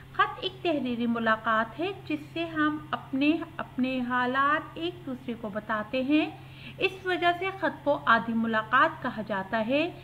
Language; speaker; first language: Urdu; native; Urdu